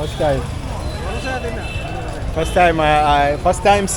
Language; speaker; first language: English; non-native, fluent; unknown